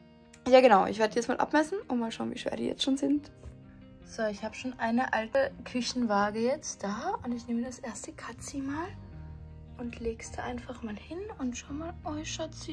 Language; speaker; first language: German; native; German